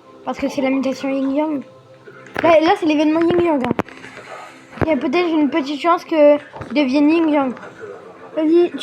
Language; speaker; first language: French; native; French